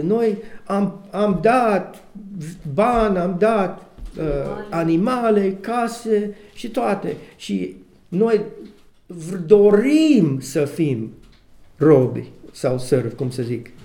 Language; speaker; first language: Romanian; non-native, learner; English